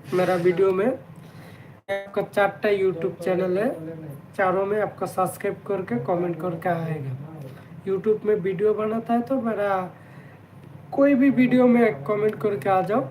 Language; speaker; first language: Hindi; non-native, learner; Bangla